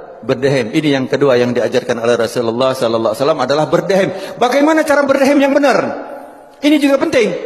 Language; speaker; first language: Indonesian; native; Indonesian